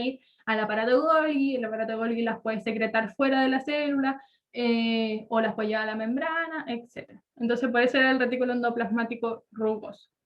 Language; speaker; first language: Spanish; native; Spanish